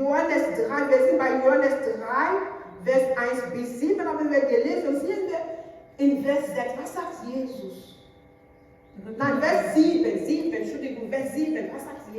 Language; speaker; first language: German; non-native, learner; French